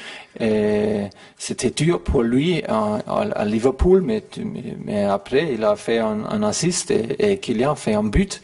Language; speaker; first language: French; non-native, learner; German